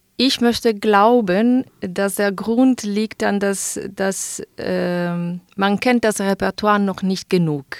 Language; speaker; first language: German; non-native, fluent; Italian